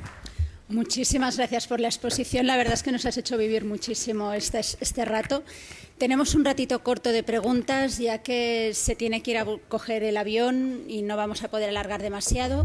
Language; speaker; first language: Spanish; native; Spanish